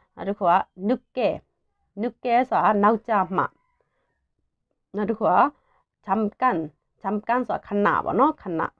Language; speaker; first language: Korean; non-native, fluent; Burmese